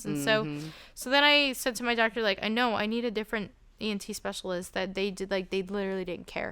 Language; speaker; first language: English; native; English